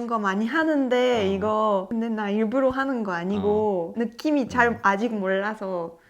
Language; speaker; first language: Korean; non-native, learner; French